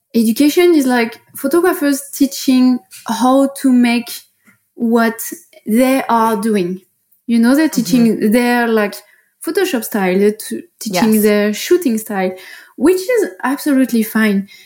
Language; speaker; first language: English; non-native, fluent; French